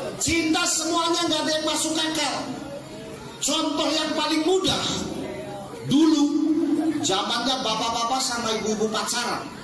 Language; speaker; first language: Indonesian; non-native, local second language; Javanese